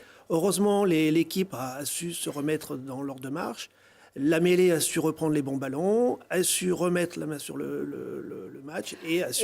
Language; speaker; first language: French; native; French